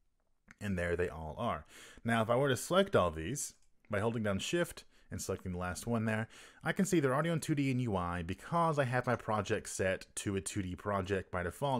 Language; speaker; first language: English; native; English